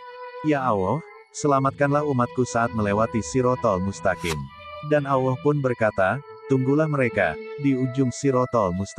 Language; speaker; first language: Indonesian; native; Indonesian